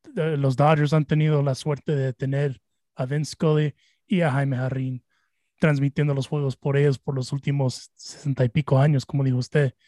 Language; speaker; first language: Spanish; early bilingual, heritage; Spanish